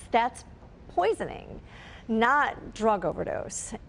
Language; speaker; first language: English; native; English